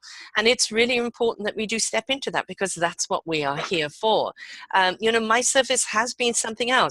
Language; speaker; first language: English; native; English